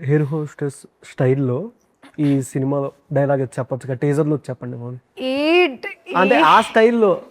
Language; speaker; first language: Telugu; native; Telugu